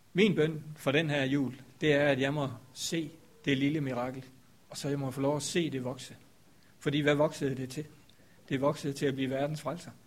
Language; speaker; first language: Danish; native; Danish